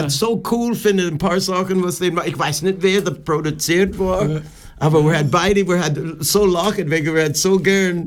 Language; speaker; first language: German; non-native, learner; English